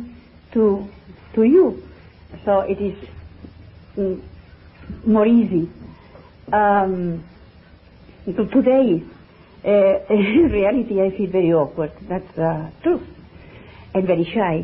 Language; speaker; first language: English; non-native, fluent; Spanish